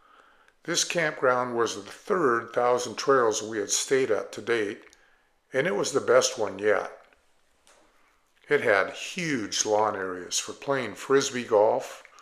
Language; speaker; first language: English; native; English